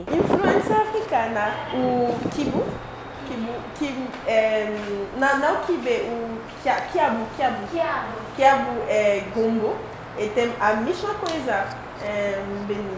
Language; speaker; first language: Portuguese; non-native, learner; French